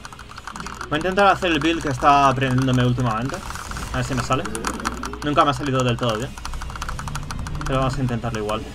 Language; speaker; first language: Spanish; native; Spanish